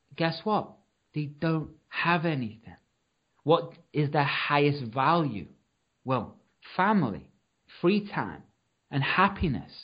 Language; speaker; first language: English; native; English